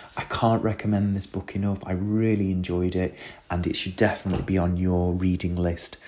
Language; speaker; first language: English; native; English